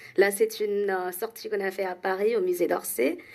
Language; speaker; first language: French; non-native, fluent; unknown